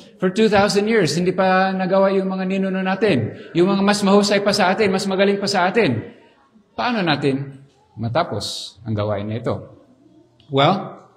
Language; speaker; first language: Filipino; non-native, learner; English